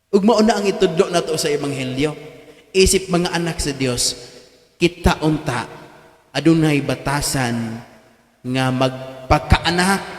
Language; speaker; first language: Cebuano; native; Cebuano